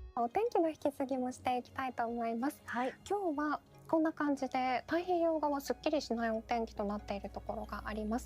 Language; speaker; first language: Japanese; native; Japanese